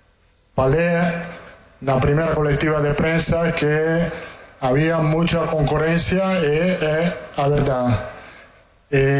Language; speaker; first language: Portuguese; non-native, fluent; Italian